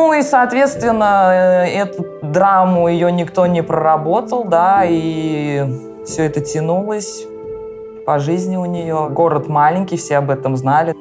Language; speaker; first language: Russian; native; Russian